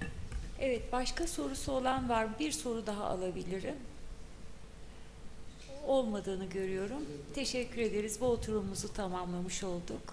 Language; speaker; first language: Turkish; native; Turkish